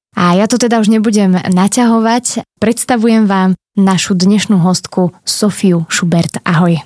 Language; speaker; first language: Slovak; native; Slovak